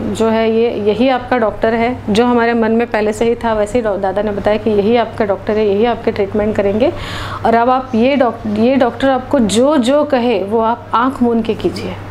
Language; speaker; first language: Hindi; non-native, local second language; Marathi